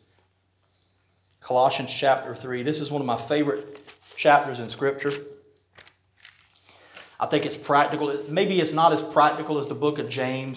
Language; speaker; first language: English; native; English